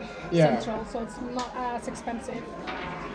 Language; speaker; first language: English; non-native, fluent; Icelandic